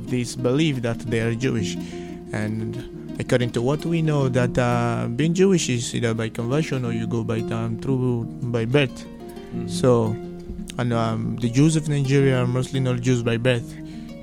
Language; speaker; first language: English; non-native, local second language; Igbo